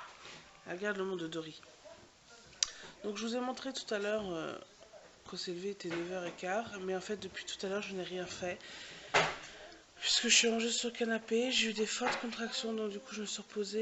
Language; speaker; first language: French; native; French